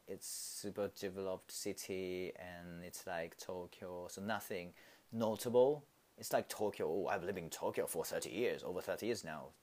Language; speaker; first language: English; non-native, learner; Japanese